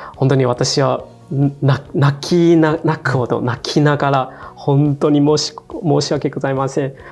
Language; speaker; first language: Japanese; non-native, fluent; Chinese